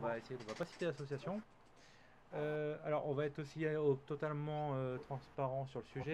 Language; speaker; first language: French; native; French